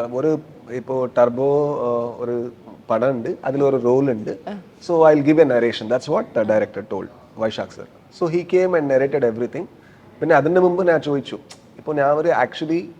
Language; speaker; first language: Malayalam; non-native, learner; Kannada